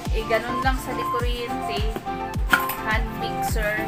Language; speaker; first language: Filipino; non-native, local second language; Cebuano